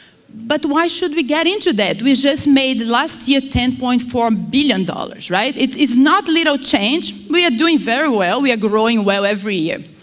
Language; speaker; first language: English; non-native, fluent; Portuguese